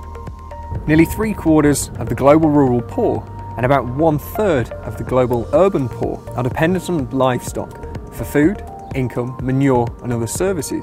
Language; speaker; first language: English; native; English